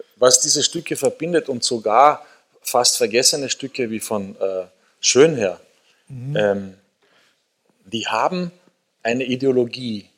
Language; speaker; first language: German; native; German